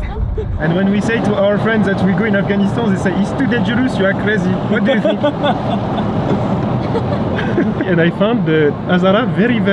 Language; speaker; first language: English; non-native, learner; French